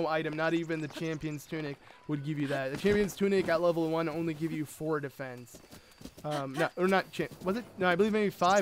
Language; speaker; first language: English; native; English